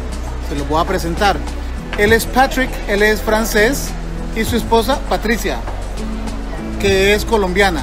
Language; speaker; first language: Spanish; native; Spanish